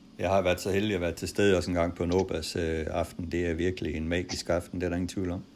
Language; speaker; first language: Danish; native; Danish